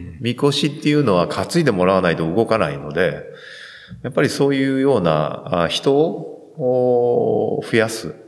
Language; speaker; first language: Japanese; native; Japanese